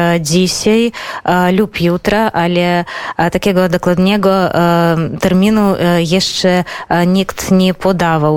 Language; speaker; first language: Polish; non-native, fluent; Belarusian